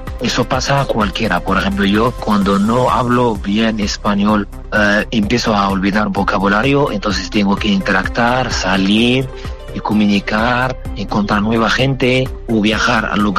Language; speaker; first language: Spanish; non-native, fluent; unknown